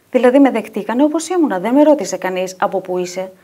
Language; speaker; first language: Greek; non-native, fluent; Albanian